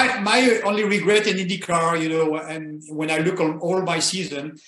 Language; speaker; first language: English; non-native, fluent; French